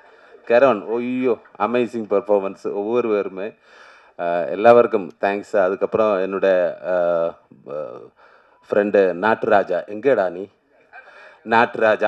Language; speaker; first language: Tamil; non-native, learner; Malayalam